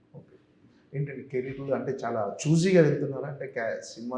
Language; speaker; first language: Telugu; native; Telugu